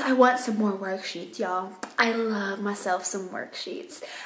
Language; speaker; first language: English; native; English